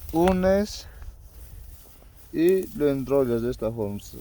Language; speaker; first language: Spanish; native; Spanish